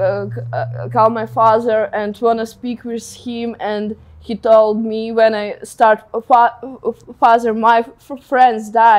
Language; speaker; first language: English; non-native, learner; Ukrainian